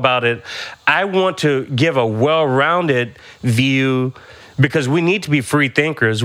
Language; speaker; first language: English; native; English